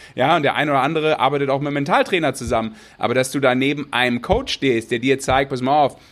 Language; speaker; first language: German; native; German